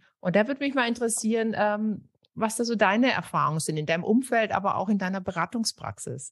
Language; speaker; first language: German; native; German